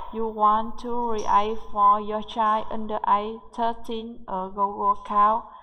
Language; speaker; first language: English; non-native, learner; Vietnamese